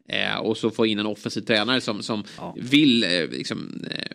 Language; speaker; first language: Swedish; native; Swedish